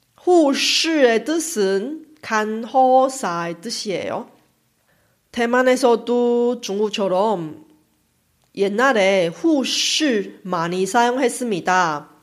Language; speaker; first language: Korean; non-native, fluent; Chinese